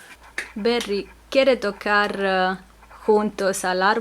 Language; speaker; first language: Spanish; non-native, fluent; Italian